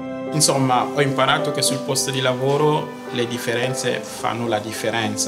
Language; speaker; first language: Italian; non-native, fluent; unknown